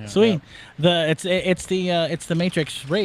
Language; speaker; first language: English; native; English